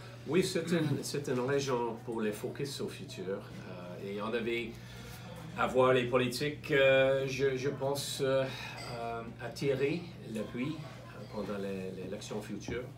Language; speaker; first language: French; non-native, learner; English